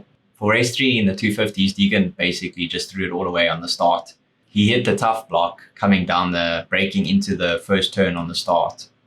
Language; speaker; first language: English; native; English